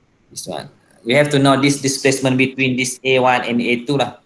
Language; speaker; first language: English; non-native, local second language; Malay